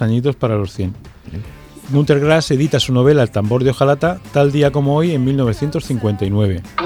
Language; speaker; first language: Spanish; native; Spanish